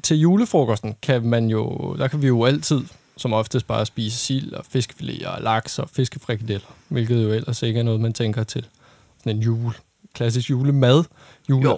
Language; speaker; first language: Danish; native; Danish